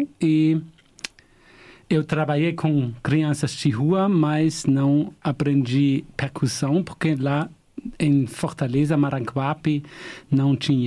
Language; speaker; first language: Portuguese; non-native, fluent; German